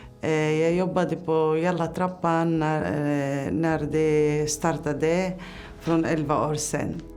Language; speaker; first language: Swedish; non-native, fluent; Arabic